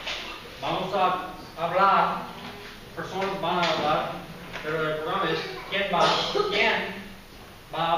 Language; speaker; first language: Spanish; non-native, fluent; English